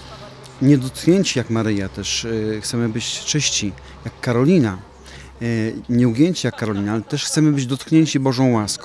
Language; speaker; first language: Polish; native; Polish